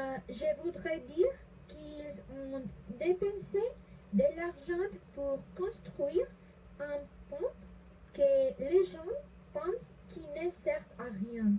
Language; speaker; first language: French; non-native, learner; Spanish